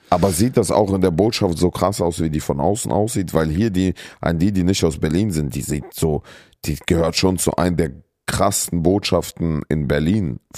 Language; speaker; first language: German; early bilingual, other home language; Russian